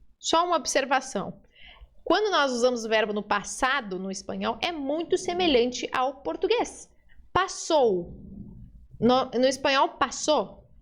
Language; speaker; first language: Portuguese; early bilingual, other home language; Spanish